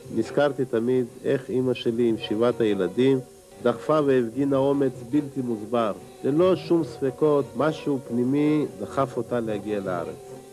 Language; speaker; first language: Hebrew; early bilingual, other home language; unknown